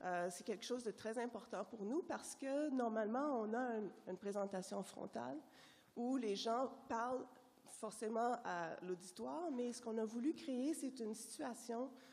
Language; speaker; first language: French; native; French